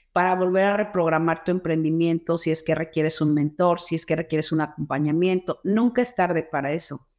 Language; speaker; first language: Spanish; native; Spanish